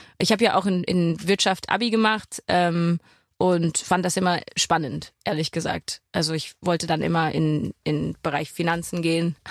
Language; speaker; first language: German; non-native, fluent; English